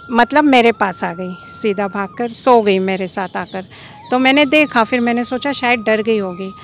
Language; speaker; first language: Hindi; non-native, local second language; Marathi